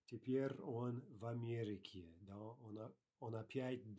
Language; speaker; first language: Russian; non-native, fluent; English